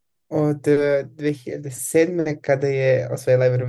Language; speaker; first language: Serbian; native; Serbian